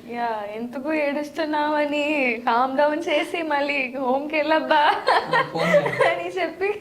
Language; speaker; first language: Telugu; non-native, learner; Tamil